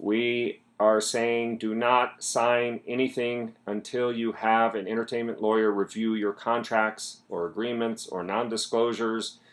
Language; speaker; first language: English; native; English